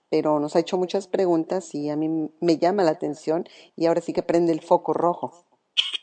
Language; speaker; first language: Spanish; native; Spanish